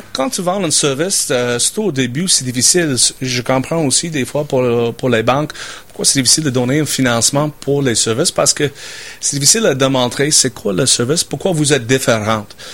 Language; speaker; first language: French; non-native, fluent; English